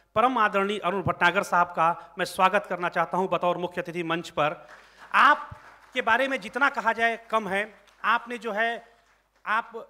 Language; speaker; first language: Hindi; native; Hindi